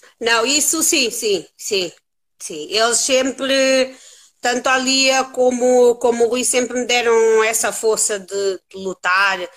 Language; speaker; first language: Portuguese; non-native, local second language; Kabuverdianu